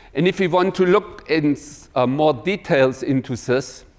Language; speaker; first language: English; non-native, fluent; German